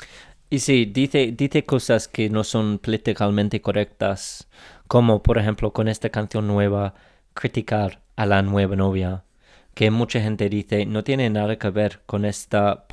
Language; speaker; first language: Spanish; non-native, fluent; English